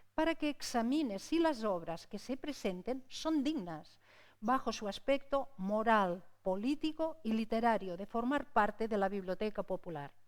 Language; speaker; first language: Spanish; non-native, local second language; Catalan